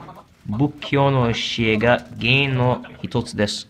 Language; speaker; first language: Japanese; non-native, learner; English